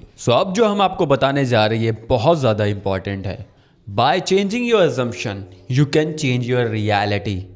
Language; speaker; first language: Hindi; native; Hindi